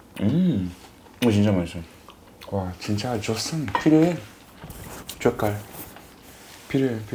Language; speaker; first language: Korean; non-native, fluent; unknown